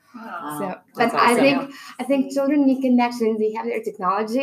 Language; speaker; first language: English; non-native, fluent; Russian